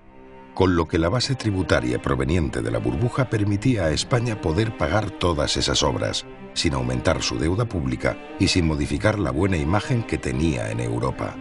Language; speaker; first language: Spanish; native; Spanish